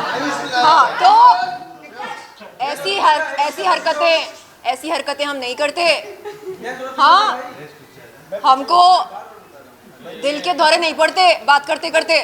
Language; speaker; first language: Hindi; native; Hindi